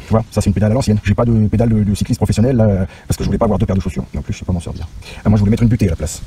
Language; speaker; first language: French; native; French